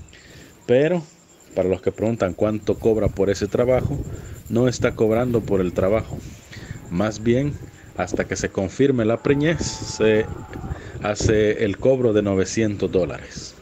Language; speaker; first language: Spanish; native; Spanish